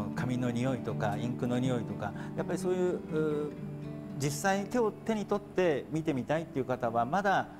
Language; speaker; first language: Japanese; native; Japanese